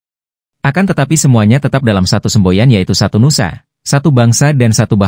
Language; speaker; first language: Indonesian; native; Indonesian